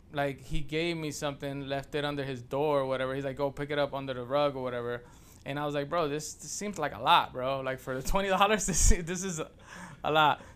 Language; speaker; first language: English; early bilingual, other home language; Spanish